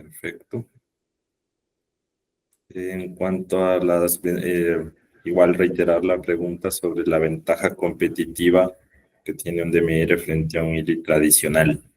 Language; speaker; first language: Spanish; native; Spanish